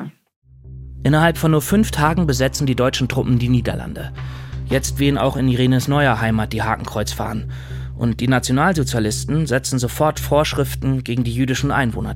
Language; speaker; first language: German; native; German